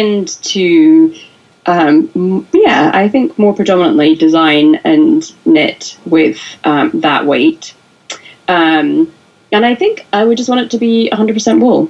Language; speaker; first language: English; native; English